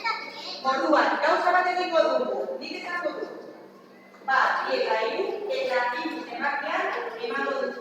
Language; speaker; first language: Basque; non-native, local second language; Spanish